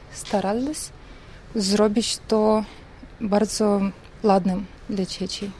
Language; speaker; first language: Polish; non-native, learner; Russian